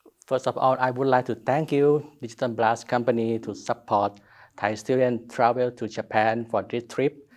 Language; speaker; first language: English; non-native, learner; Thai